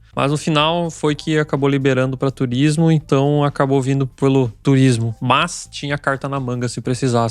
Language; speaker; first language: Portuguese; native; Portuguese